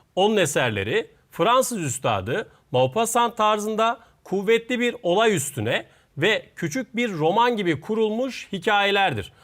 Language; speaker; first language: Turkish; native; Turkish